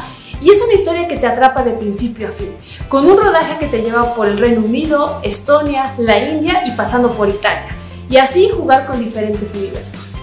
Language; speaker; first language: Spanish; native; Spanish